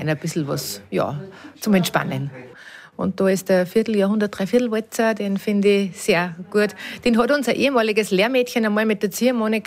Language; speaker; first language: German; native; German